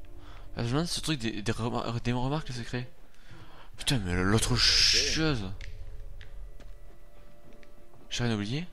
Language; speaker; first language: French; native; French